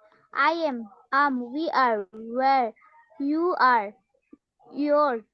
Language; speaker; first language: English; non-native, learner; Bangla